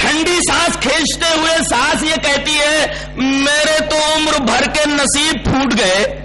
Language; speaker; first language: Urdu; native; Urdu